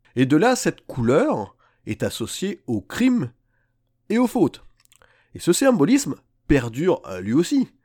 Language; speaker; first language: French; native; French